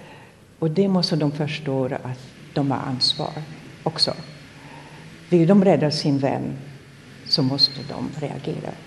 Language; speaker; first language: Swedish; non-native, fluent; German